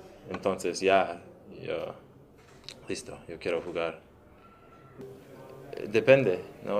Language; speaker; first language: Spanish; early bilingual, heritage; English